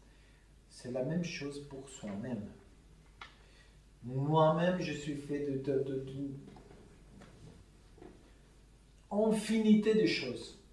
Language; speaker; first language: French; non-native, fluent; Italian